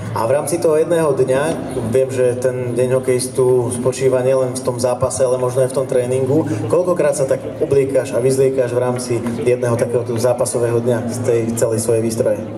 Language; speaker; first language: Slovak; native; Slovak